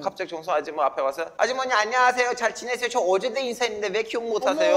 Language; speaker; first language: Korean; non-native, fluent; Turkish